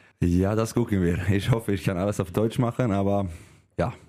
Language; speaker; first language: German; non-native, learner; Swedish